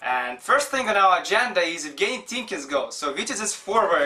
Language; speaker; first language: English; non-native, fluent; Russian